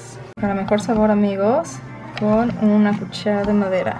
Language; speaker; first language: Spanish; native; Spanish